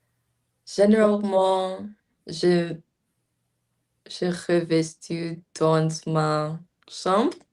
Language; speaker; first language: French; non-native, learner; English